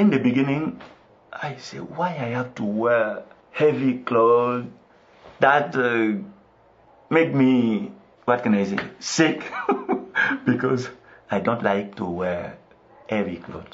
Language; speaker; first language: English; non-native, local second language; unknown